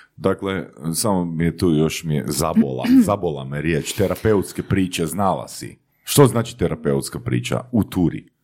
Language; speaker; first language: Croatian; native; Croatian